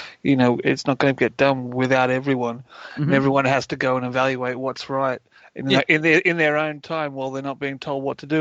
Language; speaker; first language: English; native; English